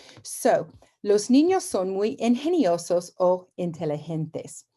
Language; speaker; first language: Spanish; non-native, fluent; English